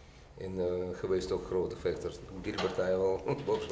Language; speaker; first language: Dutch; non-native, learner; Russian